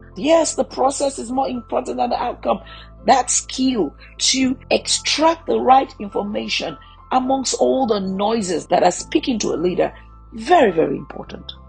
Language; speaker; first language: English; non-native, local second language; Yoruba